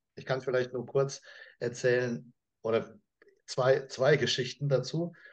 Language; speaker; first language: German; non-native, fluent; Russian